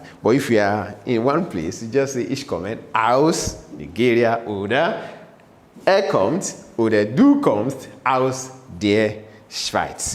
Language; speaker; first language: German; non-native, learner; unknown